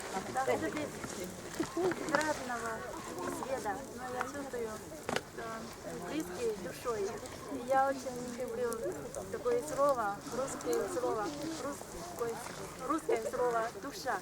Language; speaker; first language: Russian; non-native, learner; Chinese